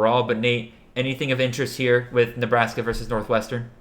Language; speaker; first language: English; native; English